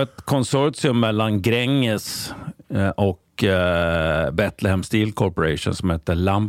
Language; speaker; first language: Swedish; native; Swedish